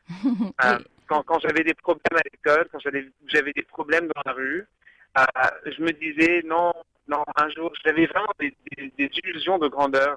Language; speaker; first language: French; early bilingual, other home language; English